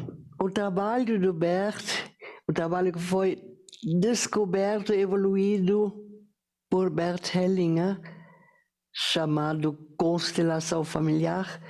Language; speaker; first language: Portuguese; non-native, fluent; German